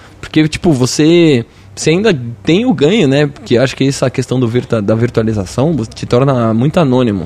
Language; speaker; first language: Portuguese; native; Portuguese